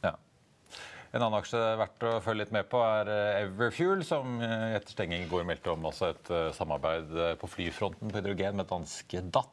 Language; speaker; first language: Norwegian; native; Norwegian